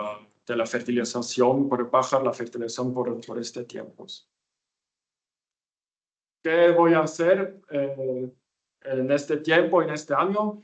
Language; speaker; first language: Spanish; non-native, fluent; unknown